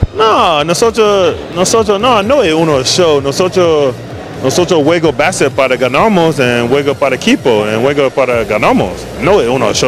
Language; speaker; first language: Spanish; non-native, learner; English